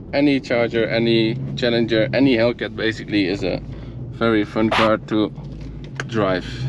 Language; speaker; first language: English; non-native, fluent; Dutch